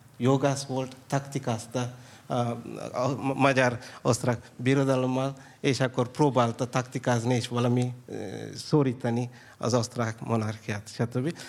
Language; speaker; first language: Hungarian; non-native, fluent; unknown